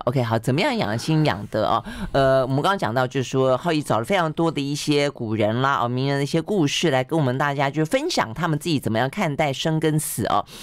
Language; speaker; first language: Chinese; native; Chinese